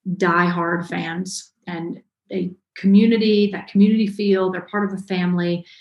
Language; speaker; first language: English; native; English